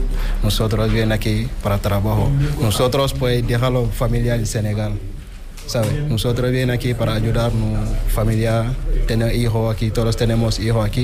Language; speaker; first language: Spanish; non-native, learner; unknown